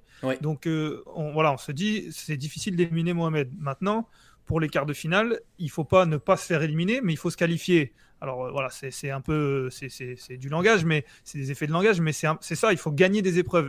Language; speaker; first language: French; native; French